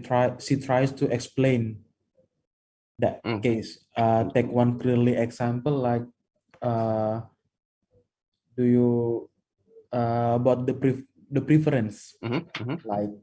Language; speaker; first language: English; non-native, fluent; Indonesian